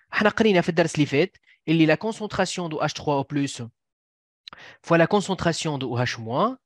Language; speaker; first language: French; non-native, local second language; Arabic